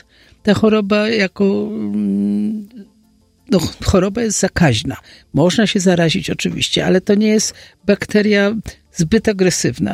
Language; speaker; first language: Polish; native; Polish